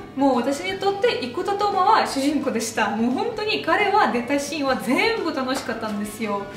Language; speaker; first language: Japanese; non-native, fluent; Russian